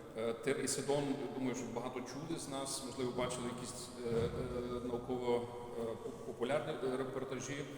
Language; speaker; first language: Ukrainian; native; Ukrainian